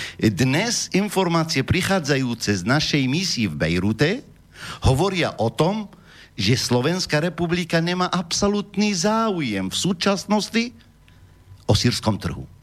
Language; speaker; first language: Slovak; non-native, fluent; Arabic